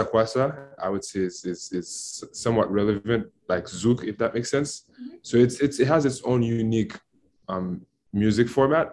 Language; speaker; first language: English; non-native, fluent; Haitian Creole